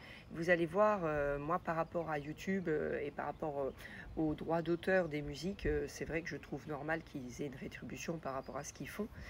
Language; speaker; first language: French; native; French